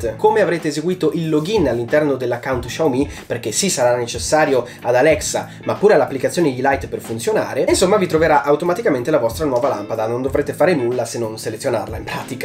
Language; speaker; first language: Italian; native; Italian